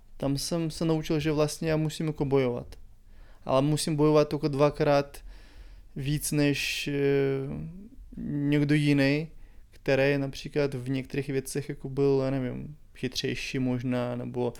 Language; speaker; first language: Czech; non-native, fluent; Ukrainian